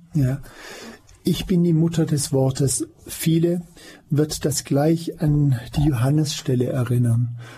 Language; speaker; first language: German; native; German